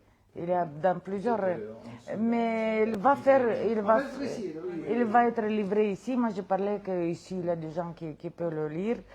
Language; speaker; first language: French; non-native, fluent; Romanian